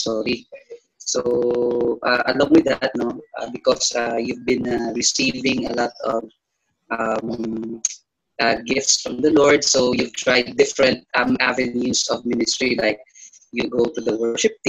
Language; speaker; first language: English; non-native, local second language; Hiligaynon